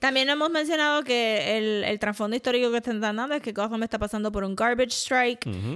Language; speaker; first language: Spanish; early bilingual, heritage; Spanish